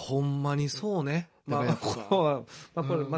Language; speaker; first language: Japanese; native; Japanese